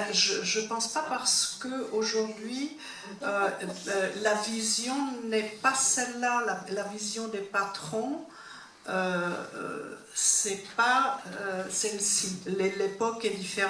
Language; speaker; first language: French; non-native, fluent; Czech